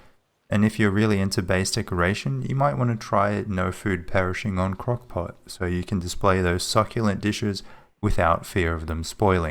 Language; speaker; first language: English; native; English